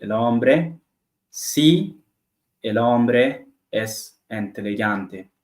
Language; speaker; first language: Spanish; non-native, learner; Arabic